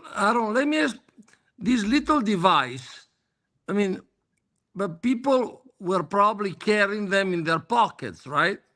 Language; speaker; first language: English; non-native, fluent; Italian